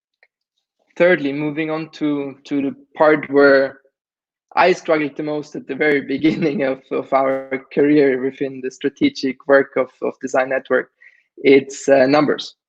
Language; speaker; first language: English; non-native, fluent; German